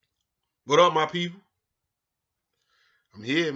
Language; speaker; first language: English; native; English